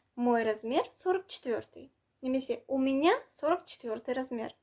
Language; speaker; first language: Russian; non-native, local second language; Kazakh